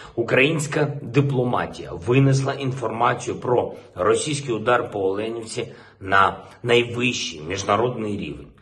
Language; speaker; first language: Ukrainian; non-native, local second language; Russian